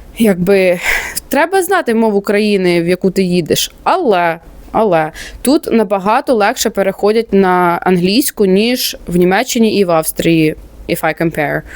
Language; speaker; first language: Ukrainian; non-native, local second language; Russian